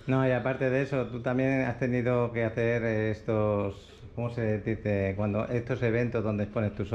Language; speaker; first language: Spanish; native; Spanish